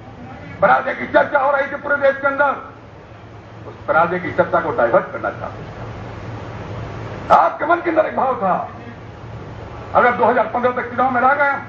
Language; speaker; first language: Hindi; native; Hindi